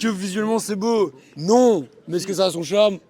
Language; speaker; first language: French; native; French